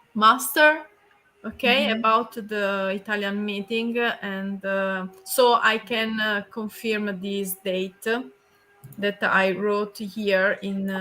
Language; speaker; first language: English; non-native, learner; Italian